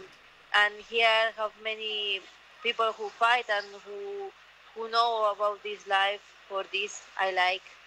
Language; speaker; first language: English; non-native, learner; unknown